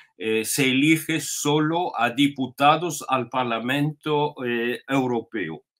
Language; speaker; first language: Spanish; non-native, fluent; French